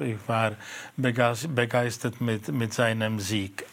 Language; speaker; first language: German; non-native, fluent; Czech